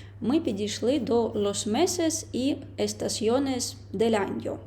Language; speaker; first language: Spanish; non-native, fluent; Ukrainian